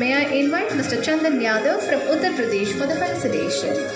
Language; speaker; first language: English; non-native, local second language; Tamil